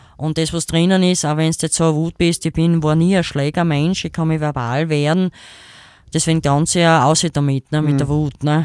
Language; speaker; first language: German; native; German